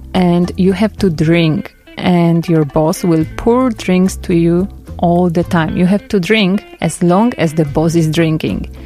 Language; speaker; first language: English; non-native, fluent; Polish